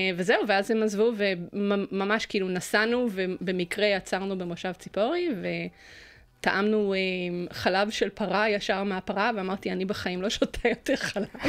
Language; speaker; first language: Hebrew; early bilingual, other home language; English